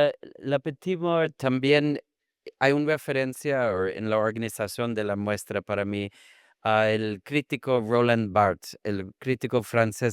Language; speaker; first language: Spanish; non-native, fluent; English